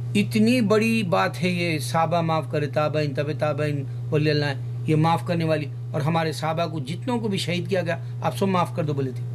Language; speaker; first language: Urdu; native; Urdu